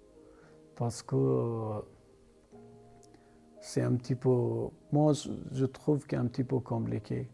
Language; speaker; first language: French; non-native, learner; Persian